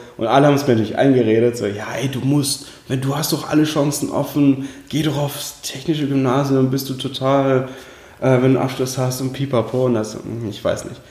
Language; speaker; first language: German; early bilingual, other home language; Russian